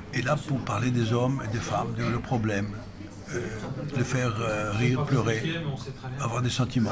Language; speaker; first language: French; non-native, fluent; Greek